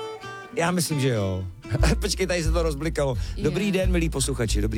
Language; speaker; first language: Czech; native; Czech